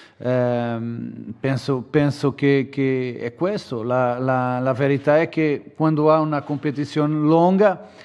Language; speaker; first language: Italian; non-native, fluent; Portuguese